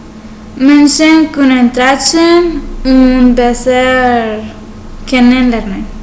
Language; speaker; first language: German; non-native, learner; Spanish